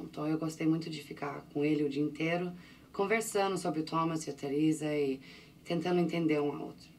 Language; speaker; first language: Portuguese; early bilingual, heritage; English